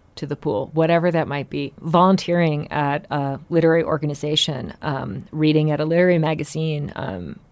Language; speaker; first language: English; native; English